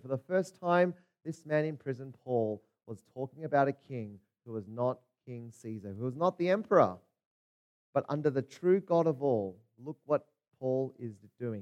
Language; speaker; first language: English; native; English